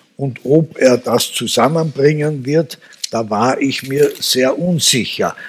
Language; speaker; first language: German; native; German